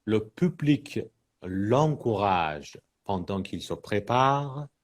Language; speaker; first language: French; non-native, fluent; Persian